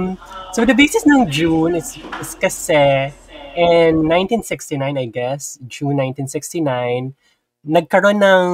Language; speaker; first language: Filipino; native; Filipino